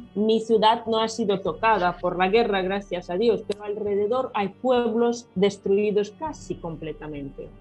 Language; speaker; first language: Spanish; non-native, fluent; Ukrainian